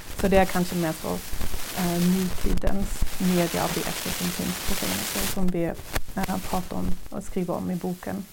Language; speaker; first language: Swedish; non-native, fluent; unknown